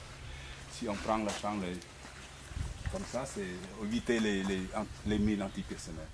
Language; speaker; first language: French; non-native, learner; Khmer